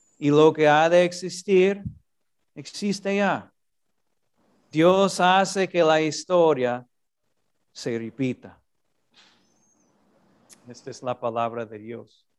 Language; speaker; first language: Spanish; non-native, fluent; English